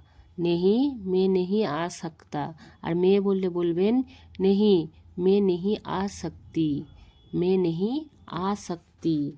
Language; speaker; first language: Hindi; non-native, fluent; Bangla